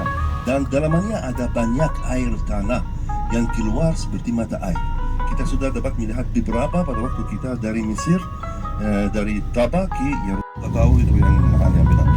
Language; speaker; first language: Indonesian; non-native, learner; Arabic